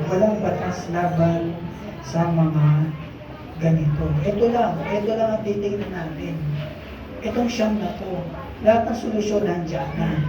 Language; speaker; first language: Filipino; native; Filipino